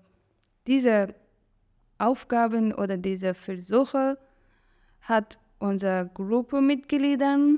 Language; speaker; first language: German; non-native, learner; Persian